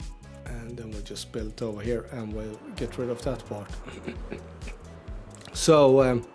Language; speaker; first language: English; native; English